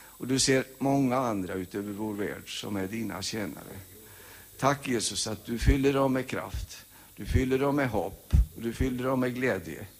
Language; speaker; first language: Swedish; early bilingual, heritage; Swedish